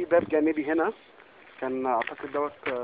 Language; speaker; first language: Arabic; native; Arabic